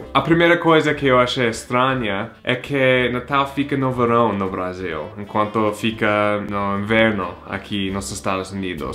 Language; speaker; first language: Portuguese; non-native, fluent; English